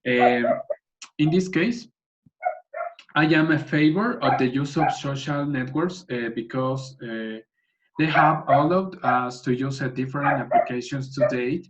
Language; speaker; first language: English; non-native, learner; Spanish